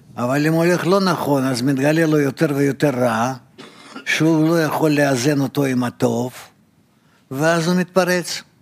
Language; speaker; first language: Hebrew; non-native, fluent; Russian